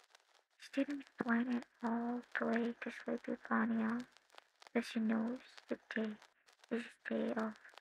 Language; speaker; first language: English; non-native, learner; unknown